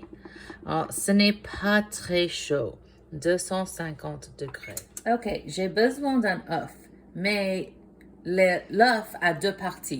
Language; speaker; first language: French; non-native, fluent; English